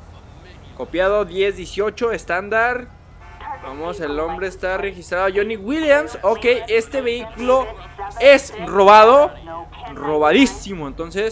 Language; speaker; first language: Spanish; native; Spanish